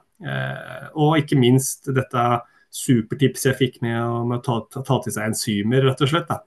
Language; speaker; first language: Norwegian; early bilingual, other home language; Swedish